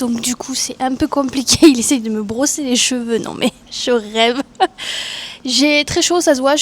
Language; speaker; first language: French; native; French